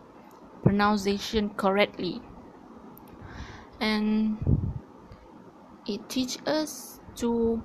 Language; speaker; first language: English; non-native, learner; Malay